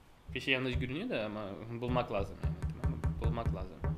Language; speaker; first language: Turkish; non-native, fluent; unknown